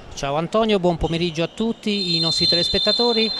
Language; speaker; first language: Italian; native; Italian